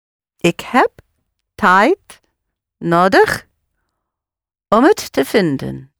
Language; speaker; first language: Dutch; non-native, learner; English